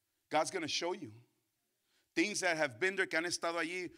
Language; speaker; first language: English; early bilingual, other home language; Spanish